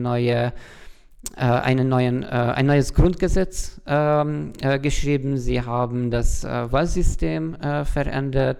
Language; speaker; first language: German; non-native, fluent; Hungarian